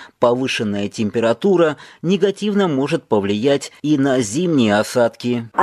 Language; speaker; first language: Russian; non-native, local second language; Tajik